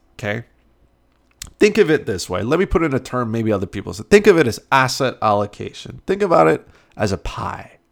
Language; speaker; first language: English; native; English